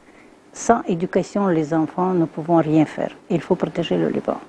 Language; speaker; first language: French; non-native, learner; Russian